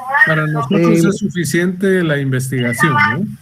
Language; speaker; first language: Spanish; native; Spanish